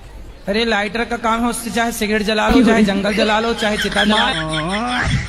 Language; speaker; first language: Hindi; native; Hindi